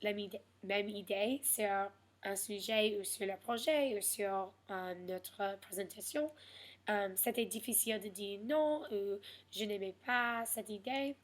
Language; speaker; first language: French; non-native, learner; English